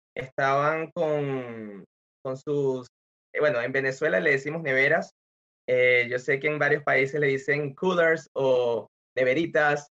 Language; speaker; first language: Spanish; native; Spanish